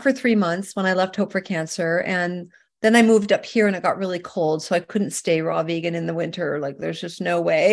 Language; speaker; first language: English; native; English